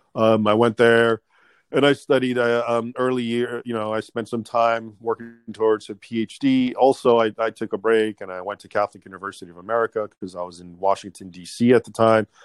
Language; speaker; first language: English; native; English